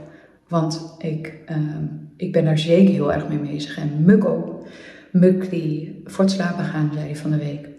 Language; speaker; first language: Dutch; native; Dutch